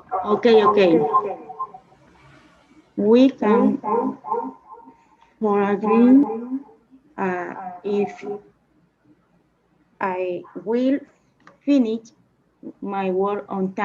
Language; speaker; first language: English; non-native, learner; Spanish